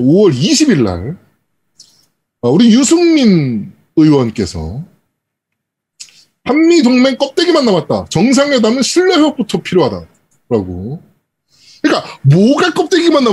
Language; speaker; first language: Korean; native; Korean